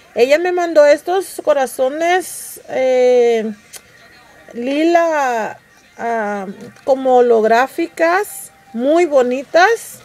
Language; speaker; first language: Spanish; early bilingual, heritage; Spanish